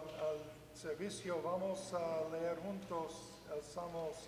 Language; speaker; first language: Spanish; non-native, fluent; English